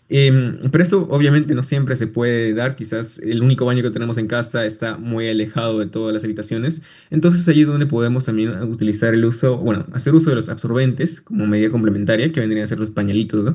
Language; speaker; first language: Spanish; native; Spanish